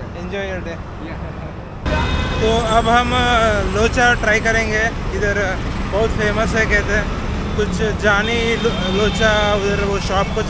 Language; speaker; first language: Hindi; non-native, local second language; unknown